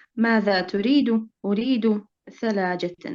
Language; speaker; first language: Arabic; non-native, learner; Bosnian